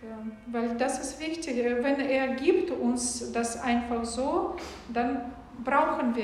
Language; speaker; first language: German; non-native, learner; Russian